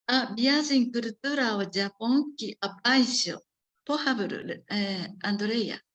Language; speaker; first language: Portuguese; non-native, learner; Japanese